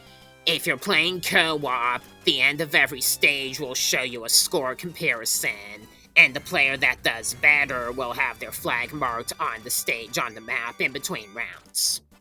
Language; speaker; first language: English; native; English